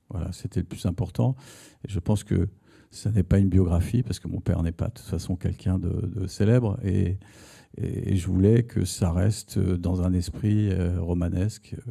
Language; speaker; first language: French; native; French